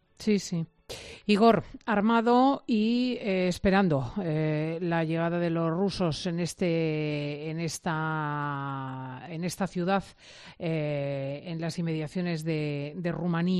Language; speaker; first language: Spanish; native; Spanish